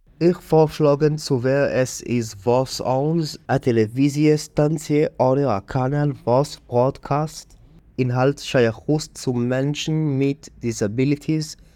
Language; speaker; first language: German; non-native, learner; Hebrew